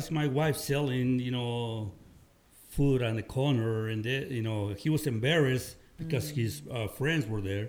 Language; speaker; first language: English; non-native, fluent; Spanish